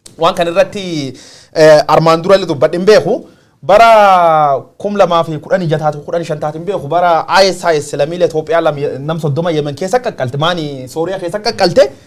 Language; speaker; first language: Oromo; native; Oromo